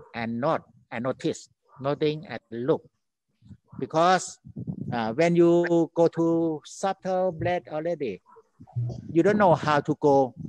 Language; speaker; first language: English; non-native, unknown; Thai